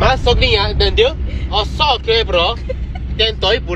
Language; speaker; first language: Portuguese; non-native, learner; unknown